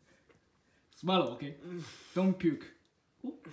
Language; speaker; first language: English; non-native, learner; Japanese